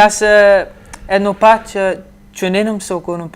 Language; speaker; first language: Macedonian; early bilingual, heritage; Macedonian